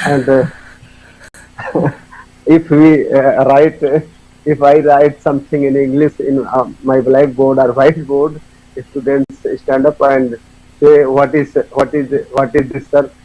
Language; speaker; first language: English; non-native, learner; Hindi